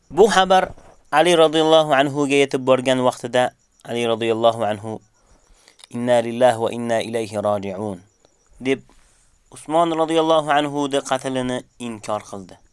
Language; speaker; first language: Uzbek; native; Uzbek